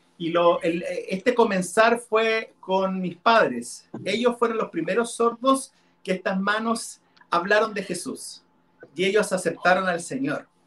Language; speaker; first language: Spanish; non-native, local second language; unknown